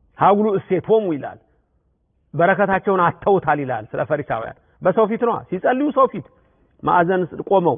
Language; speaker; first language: Amharic; native; Amharic